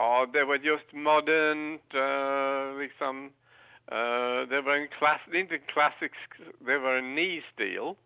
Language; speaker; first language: Swedish; non-native, learner; English